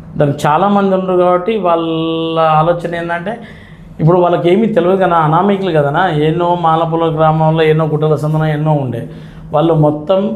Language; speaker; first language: Telugu; native; Telugu